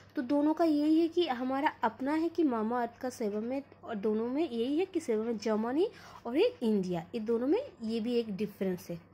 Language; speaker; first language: Hindi; non-native, local second language; Bangla